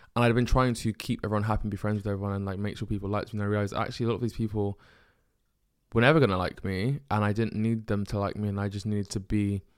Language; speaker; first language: English; native; English